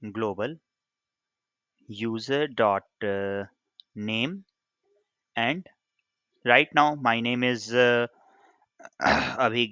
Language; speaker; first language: English; non-native, local second language; Hindi